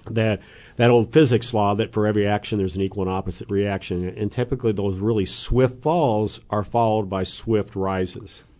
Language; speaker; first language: English; native; English